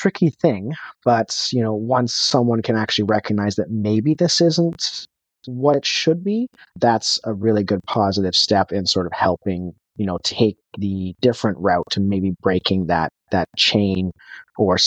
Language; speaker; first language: English; native; English